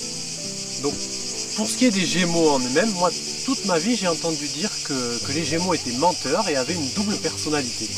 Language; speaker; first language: French; native; French